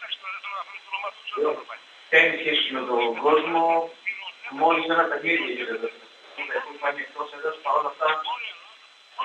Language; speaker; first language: Greek; native; Greek